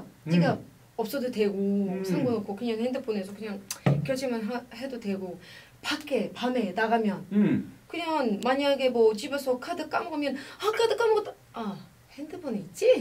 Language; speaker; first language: Korean; non-native, fluent; Arabic